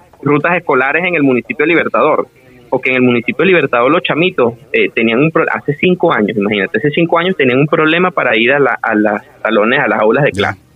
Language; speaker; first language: Spanish; native; Spanish